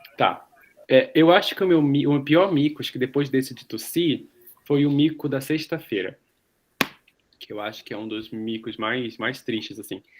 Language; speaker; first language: Portuguese; native; Portuguese